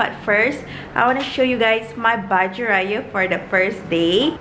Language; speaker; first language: English; non-native, local second language; Malay